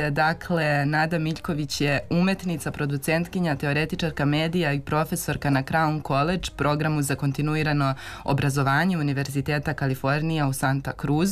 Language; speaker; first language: Serbian; native; Serbian